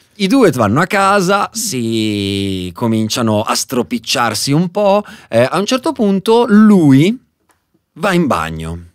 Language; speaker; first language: Italian; native; Italian